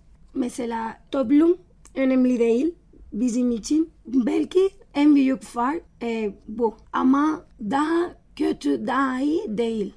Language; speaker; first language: Turkish; non-native, learner; Spanish